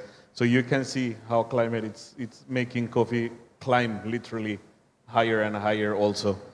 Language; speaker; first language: English; non-native, fluent; Spanish